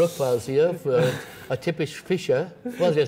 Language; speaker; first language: German; non-native, learner; English